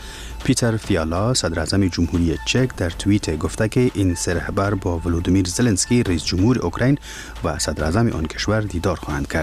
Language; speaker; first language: Persian; native; Persian